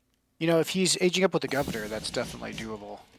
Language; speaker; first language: English; native; English